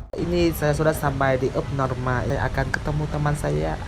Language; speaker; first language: Indonesian; non-native, learner; Vietnamese